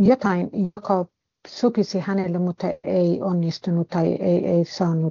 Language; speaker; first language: Finnish; non-native, fluent; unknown